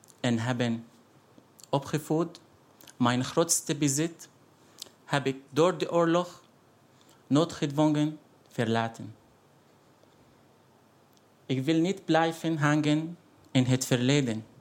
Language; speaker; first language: Dutch; non-native, fluent; Arabic